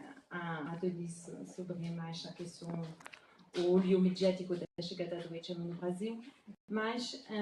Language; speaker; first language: Portuguese; non-native, fluent; French